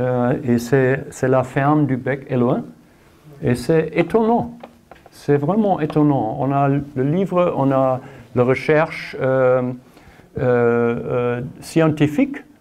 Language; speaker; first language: French; non-native, learner; German